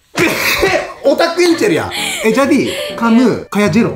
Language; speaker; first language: Indonesian; non-native, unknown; Japanese